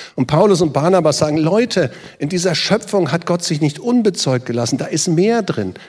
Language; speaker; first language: German; native; German